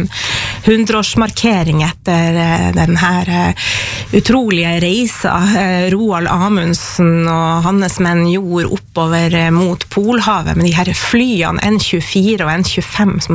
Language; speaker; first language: Norwegian; native; Norwegian